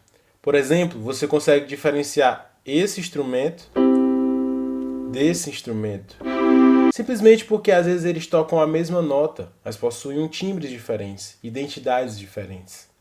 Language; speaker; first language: Portuguese; native; Portuguese